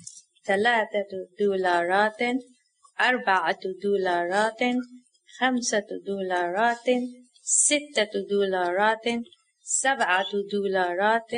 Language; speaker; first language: Arabic; non-native, learner; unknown